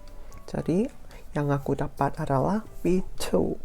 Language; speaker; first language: Indonesian; non-native, fluent; Korean